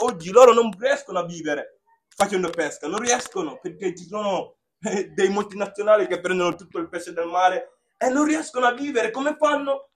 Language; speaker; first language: Italian; non-native, fluent; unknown